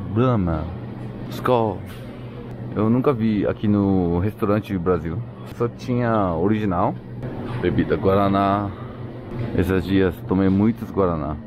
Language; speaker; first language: Portuguese; non-native, learner; Korean